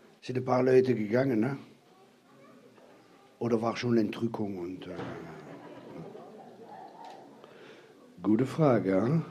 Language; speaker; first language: German; non-native, fluent; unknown